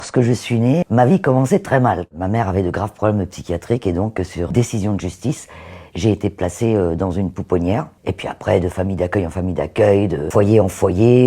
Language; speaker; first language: French; native; French